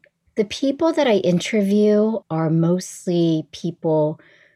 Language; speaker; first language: English; early bilingual, other home language; Vietnamese